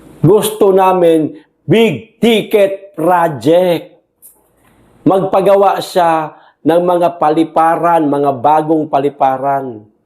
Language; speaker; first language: Filipino; non-native, local second language; Cebuano